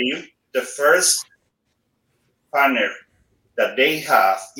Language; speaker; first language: English; non-native, fluent; Spanish